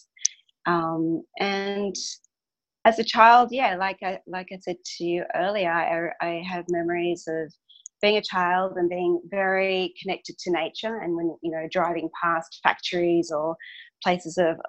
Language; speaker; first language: English; non-native, local second language; Hungarian